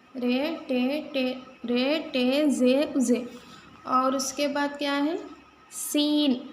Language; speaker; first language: Hindi; native; Hindi